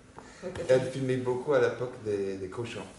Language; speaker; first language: French; non-native, fluent; English